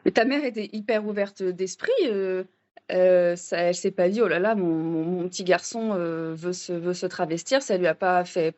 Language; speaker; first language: French; native; French